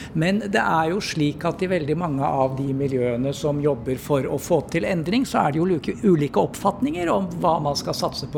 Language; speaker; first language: Norwegian; native; Norwegian